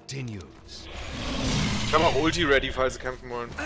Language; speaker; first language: German; native; German